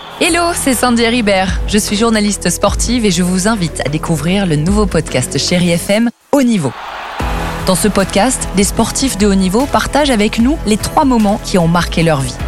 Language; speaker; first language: French; native; French